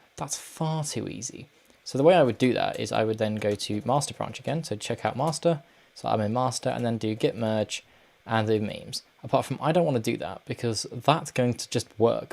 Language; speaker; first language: English; native; English